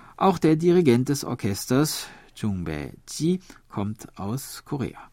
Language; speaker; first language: German; native; German